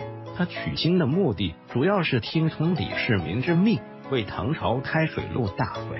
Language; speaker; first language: Chinese; native; Chinese